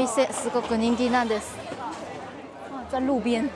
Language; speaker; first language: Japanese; non-native, fluent; Chinese